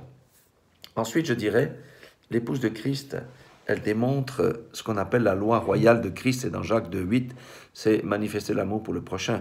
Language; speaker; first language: French; native; French